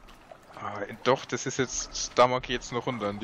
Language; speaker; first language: German; native; German